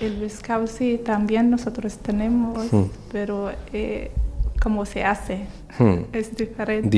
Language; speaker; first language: Spanish; non-native, learner; Somali